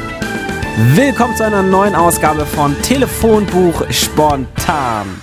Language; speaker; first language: German; native; German